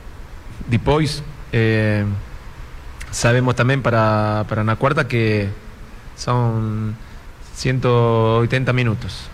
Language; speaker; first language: Portuguese; non-native, fluent; Spanish